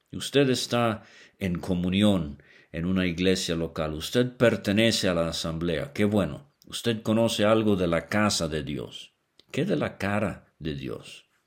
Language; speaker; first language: Spanish; native; Spanish